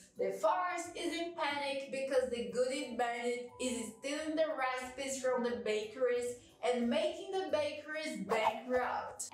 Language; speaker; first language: English; non-native, fluent; Portuguese